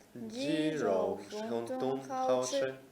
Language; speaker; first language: Chinese; non-native, learner; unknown